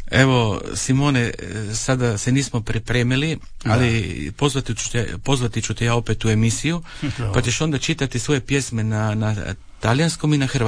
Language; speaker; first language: Serbian; native; Serbian